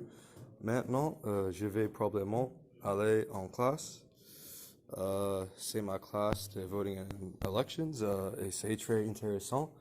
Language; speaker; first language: French; non-native, learner; English